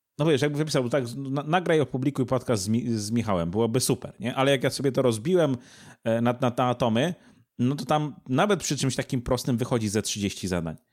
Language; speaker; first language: Polish; native; Polish